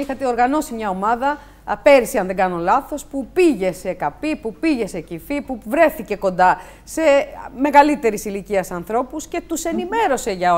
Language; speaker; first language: Greek; native; Greek